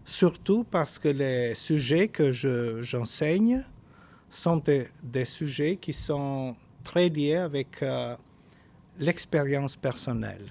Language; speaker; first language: French; non-native, fluent; Albanian